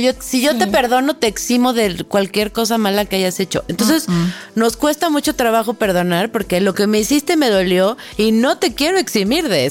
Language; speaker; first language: Spanish; native; Spanish